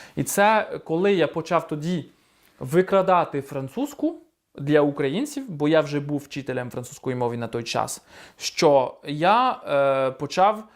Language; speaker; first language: Ukrainian; non-native, fluent; French